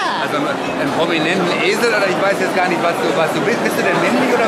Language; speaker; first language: German; native; German